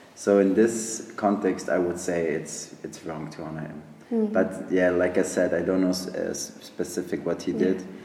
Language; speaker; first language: English; non-native, fluent; German